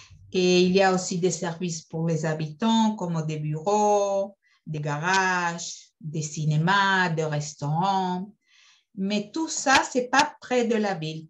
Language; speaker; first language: French; non-native, fluent; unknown